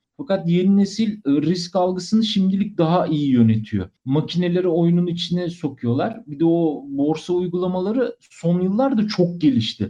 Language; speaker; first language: Turkish; native; Turkish